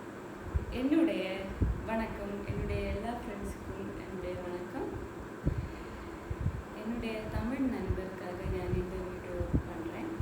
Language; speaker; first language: Tamil; non-native, learner; Malayalam